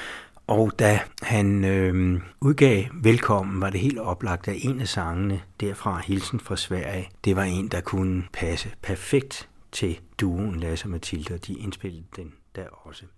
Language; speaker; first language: Danish; native; Danish